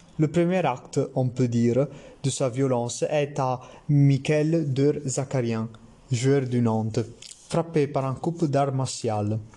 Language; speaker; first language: French; non-native, learner; Italian